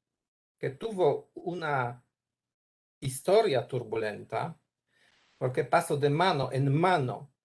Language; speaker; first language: Spanish; non-native, learner; Polish